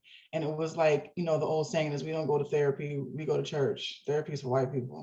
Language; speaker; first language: English; native; English